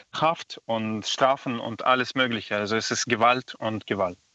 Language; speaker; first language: German; non-native, fluent; Belarusian